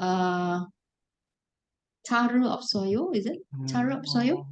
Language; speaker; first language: Korean; non-native, learner; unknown